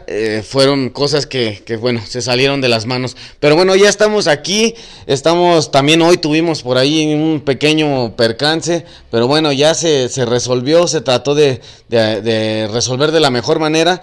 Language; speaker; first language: Spanish; native; Spanish